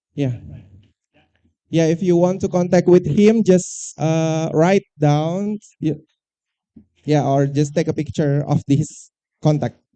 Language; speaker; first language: English; non-native, learner; Indonesian